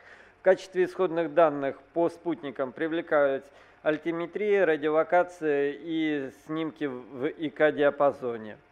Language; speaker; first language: Russian; native; Russian